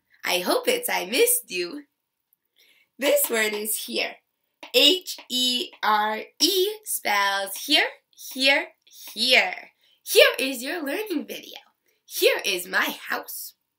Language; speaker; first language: English; native; English